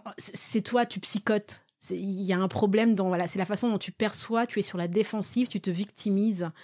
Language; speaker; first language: French; early bilingual, other home language; Malagasy